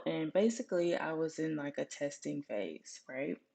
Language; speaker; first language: English; native; English